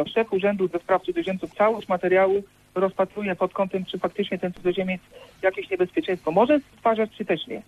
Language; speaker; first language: Polish; native; Polish